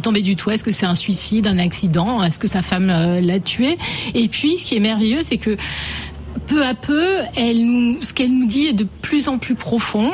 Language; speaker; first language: French; native; French